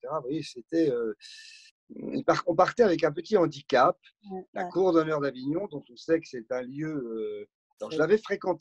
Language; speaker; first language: French; native; French